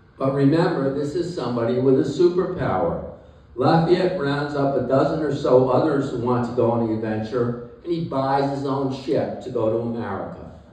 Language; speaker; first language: English; native; English